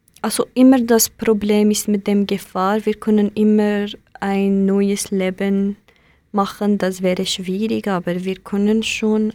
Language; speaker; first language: German; non-native, learner; Kurdish